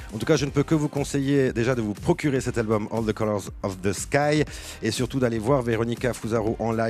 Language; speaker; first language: French; native; French